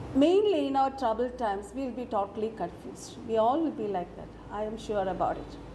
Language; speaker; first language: English; non-native, local second language; Malayalam